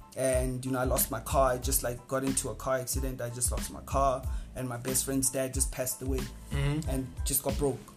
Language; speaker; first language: English; non-native, local second language; Northern Sotho